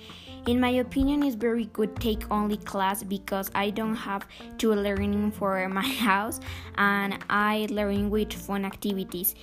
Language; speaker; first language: English; non-native, learner; Spanish